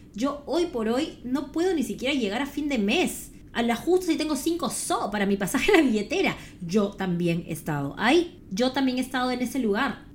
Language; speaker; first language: Spanish; native; Spanish